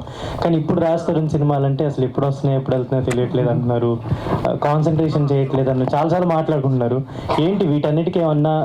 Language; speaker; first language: Telugu; native; Telugu